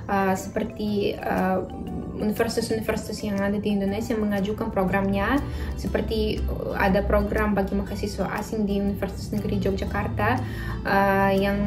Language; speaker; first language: Indonesian; non-native, fluent; Russian